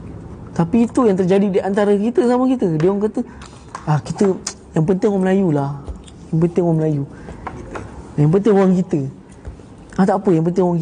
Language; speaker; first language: Malay; native; Malay